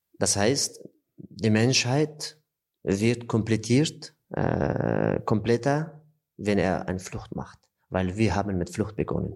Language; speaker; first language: German; non-native, fluent; Persian